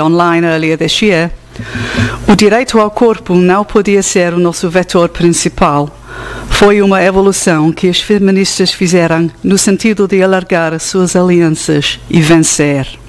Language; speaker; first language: Portuguese; non-native, fluent; English